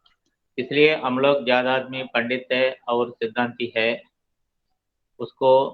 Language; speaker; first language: Hindi; non-native, local second language; Telugu